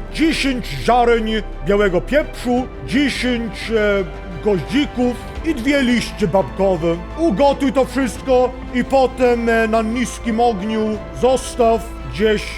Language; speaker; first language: Polish; non-native, learner; Swedish